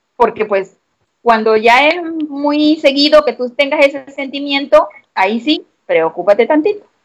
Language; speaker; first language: Spanish; native; Spanish